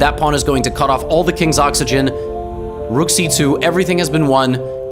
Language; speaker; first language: English; native; English